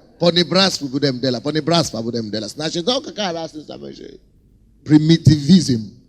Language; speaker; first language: Russian; non-native, fluent; Yoruba